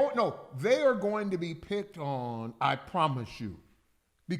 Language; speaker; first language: English; native; English